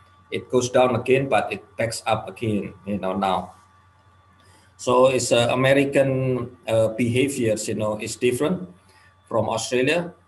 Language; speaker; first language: English; non-native, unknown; Indonesian